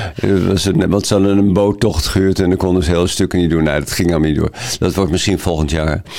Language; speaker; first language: Dutch; native; Dutch